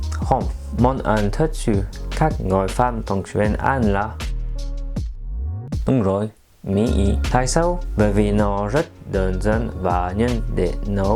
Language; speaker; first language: Vietnamese; non-native, learner; French